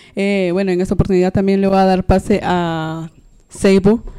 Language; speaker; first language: Spanish; native; Spanish